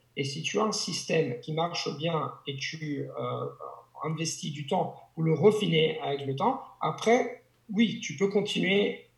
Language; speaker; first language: French; non-native, fluent; Italian